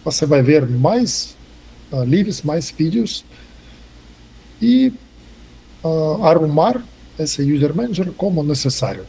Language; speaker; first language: Portuguese; non-native, fluent; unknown